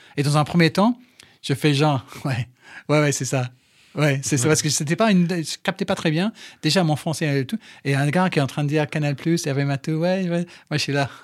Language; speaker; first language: French; non-native, fluent; English